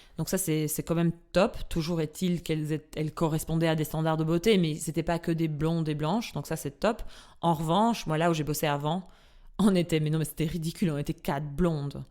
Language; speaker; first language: French; non-native, fluent; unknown